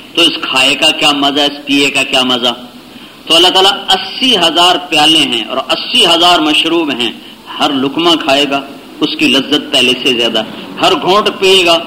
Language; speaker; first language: Urdu; non-native, local second language; Punjabi